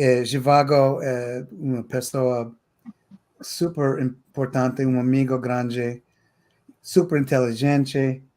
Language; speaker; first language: Portuguese; non-native, fluent; English